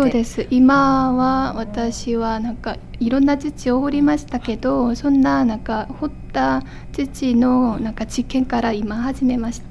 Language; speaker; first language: Japanese; non-native, fluent; Korean